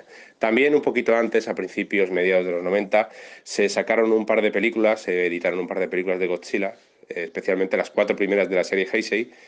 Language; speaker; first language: Spanish; native; Spanish